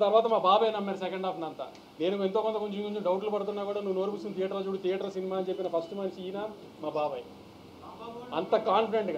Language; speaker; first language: Telugu; native; Telugu